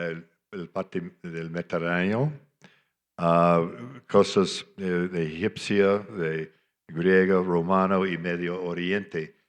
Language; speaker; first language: Spanish; non-native, fluent; English